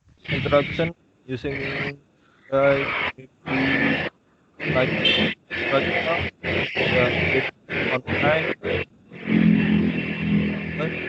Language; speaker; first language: English; non-native, learner; Indonesian